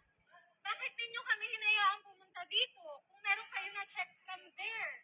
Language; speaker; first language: Filipino; native; Filipino